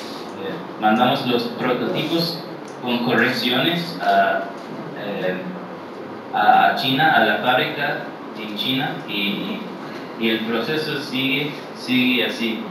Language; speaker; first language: Spanish; early bilingual, heritage; English